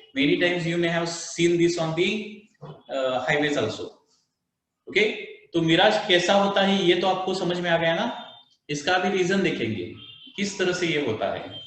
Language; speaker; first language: Hindi; non-native, local second language; Marathi